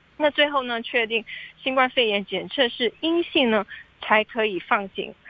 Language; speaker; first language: Chinese; non-native, local second language; Cantonese